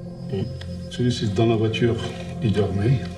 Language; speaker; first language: French; non-native, learner; Turkish